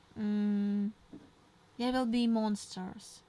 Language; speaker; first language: English; non-native, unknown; Ukrainian